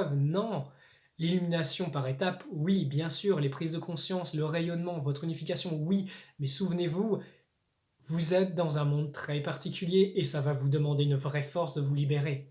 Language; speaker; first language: French; native; French